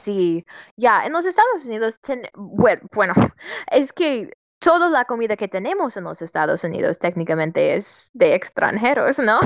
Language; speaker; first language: Spanish; non-native, fluent; English